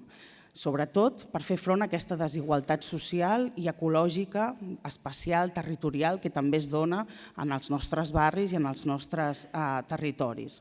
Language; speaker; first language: Catalan; native; Catalan